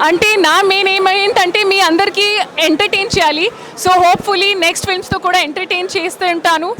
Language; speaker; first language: Telugu; non-native, learner; Hindi